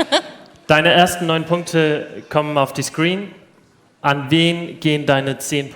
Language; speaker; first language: German; native; German